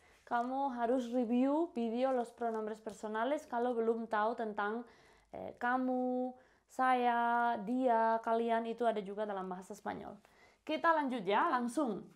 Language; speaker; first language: Indonesian; non-native, fluent; Spanish